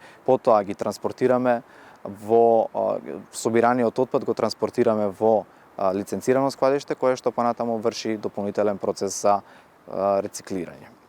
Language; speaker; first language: Macedonian; native; Macedonian